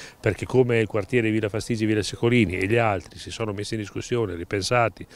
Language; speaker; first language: Italian; native; Italian